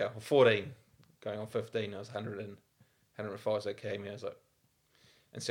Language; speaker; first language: English; non-native, local second language; Afrikaans